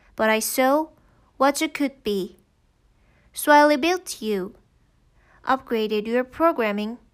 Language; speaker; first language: English; non-native, learner; Korean